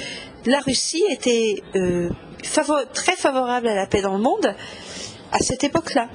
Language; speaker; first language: French; native; French